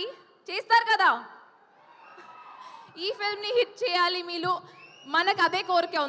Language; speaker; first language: Telugu; non-native, fluent; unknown